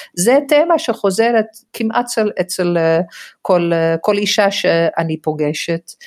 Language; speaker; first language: Hebrew; non-native, fluent; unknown